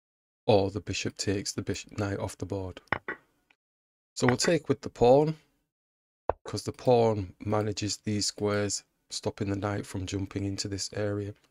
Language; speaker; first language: English; native; English